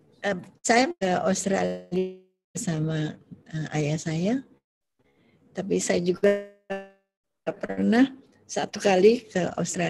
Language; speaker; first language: Indonesian; native; Indonesian